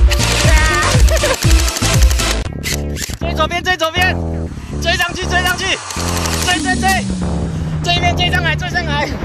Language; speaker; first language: Chinese; native; Chinese